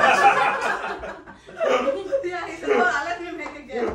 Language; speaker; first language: English; non-native, fluent; Indonesian